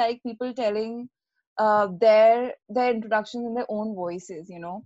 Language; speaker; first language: English; non-native, local second language; Hindi